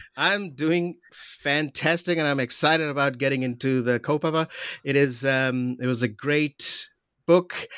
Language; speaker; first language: English; non-native, local second language; Urdu